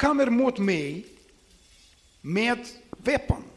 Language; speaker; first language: Swedish; non-native, learner; Ukrainian